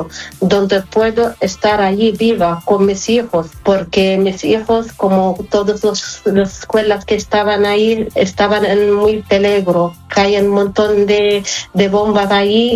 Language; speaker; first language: Spanish; non-native, fluent; Arabic